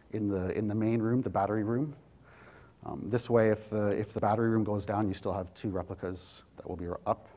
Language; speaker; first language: English; native; English